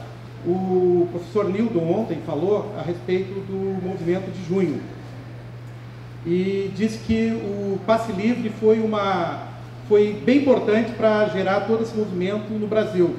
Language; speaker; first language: Portuguese; native; Portuguese